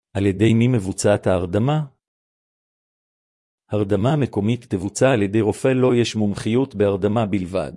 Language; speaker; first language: Hebrew; native; Hebrew